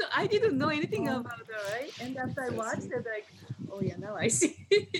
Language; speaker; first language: English; non-native, fluent; Japanese